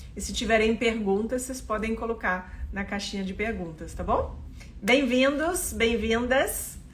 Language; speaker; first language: Portuguese; non-native, fluent; French